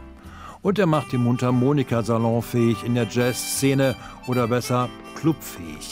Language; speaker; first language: German; native; German